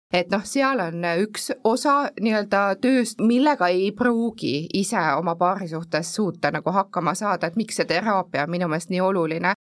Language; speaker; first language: Estonian; native; Estonian